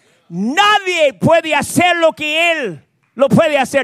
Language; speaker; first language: Spanish; non-native, fluent; English